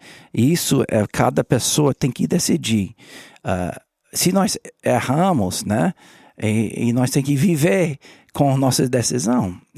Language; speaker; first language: Portuguese; non-native, learner; English